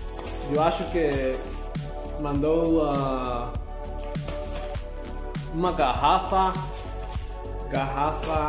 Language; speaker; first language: Portuguese; non-native, learner; Spanish